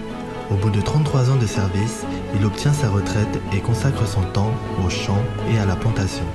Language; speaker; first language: French; native; French